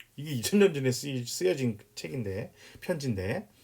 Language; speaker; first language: Korean; native; Korean